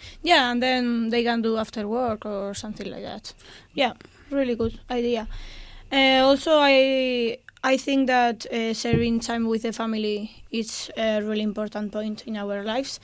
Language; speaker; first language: English; non-native, learner; Spanish